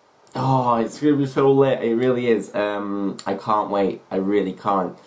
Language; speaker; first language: English; native; English